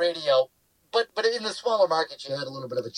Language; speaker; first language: English; native; English